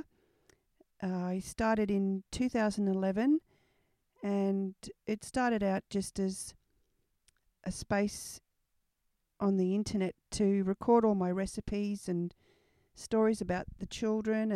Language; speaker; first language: English; native; English